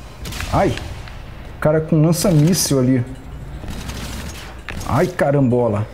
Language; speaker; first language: Portuguese; native; Portuguese